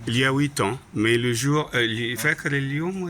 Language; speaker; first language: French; non-native, fluent; Arabic